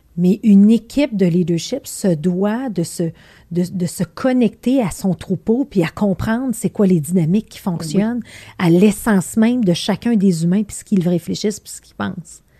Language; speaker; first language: French; native; French